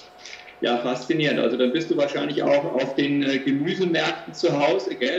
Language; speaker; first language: German; native; German